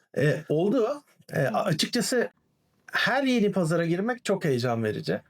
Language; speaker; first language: Turkish; native; Turkish